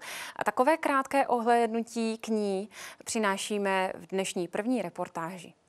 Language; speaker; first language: Czech; native; Czech